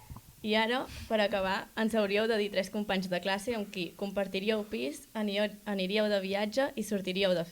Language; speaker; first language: Catalan; native; Catalan